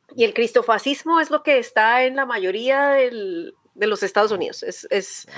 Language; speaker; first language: Spanish; native; Spanish